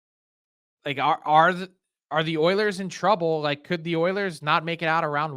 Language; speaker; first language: English; native; English